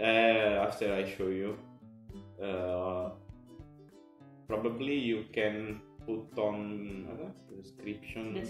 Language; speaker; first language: English; non-native, fluent; Italian